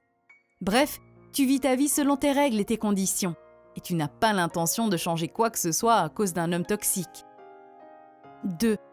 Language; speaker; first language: French; native; French